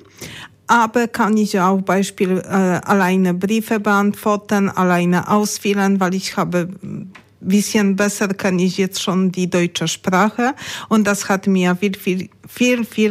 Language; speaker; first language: German; non-native, learner; Polish